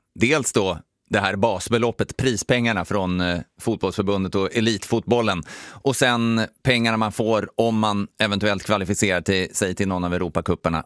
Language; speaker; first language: Swedish; native; Swedish